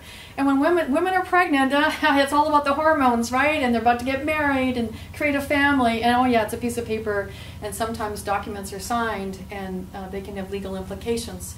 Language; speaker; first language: English; native; English